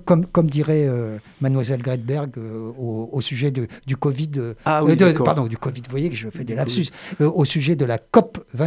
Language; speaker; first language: French; native; French